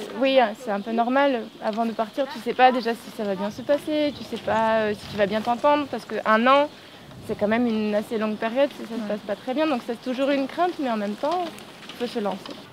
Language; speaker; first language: French; native; French